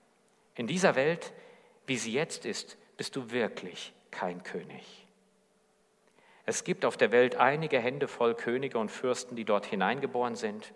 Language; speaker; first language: German; native; German